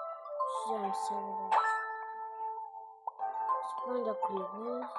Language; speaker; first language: Turkish; non-native, learner; Azerbaijani